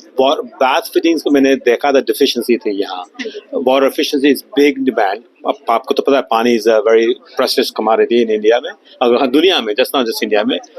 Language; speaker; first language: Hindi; non-native, local second language; Gujarati